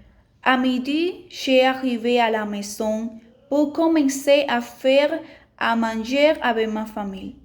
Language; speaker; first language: French; non-native, learner; Spanish